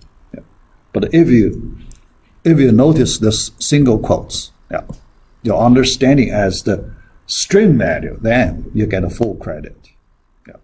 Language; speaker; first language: English; non-native, fluent; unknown